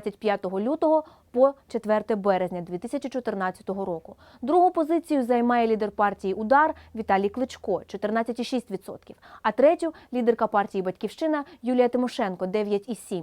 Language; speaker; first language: Ukrainian; native; Ukrainian